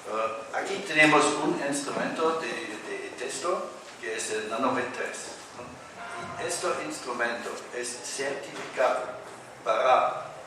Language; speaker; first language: Spanish; non-native, fluent; German